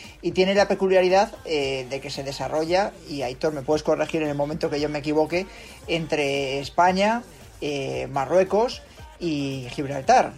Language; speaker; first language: Spanish; native; Spanish